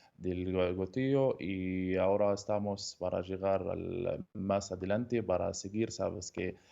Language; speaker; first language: Spanish; non-native, learner; Arabic